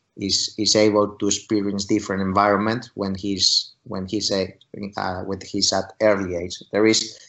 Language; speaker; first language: English; non-native, fluent; Spanish